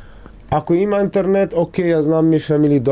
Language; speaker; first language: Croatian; non-native, learner; Arabic